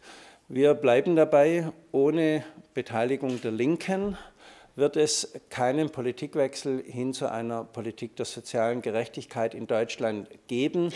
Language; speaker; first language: German; native; German